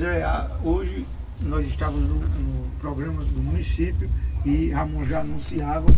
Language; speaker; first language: Portuguese; native; Portuguese